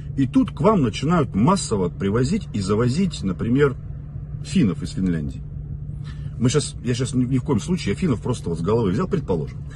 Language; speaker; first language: Russian; native; Russian